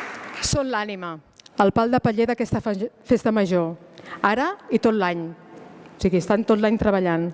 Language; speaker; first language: Catalan; native; Catalan